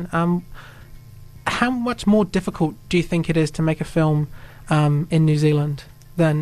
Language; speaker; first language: English; native; English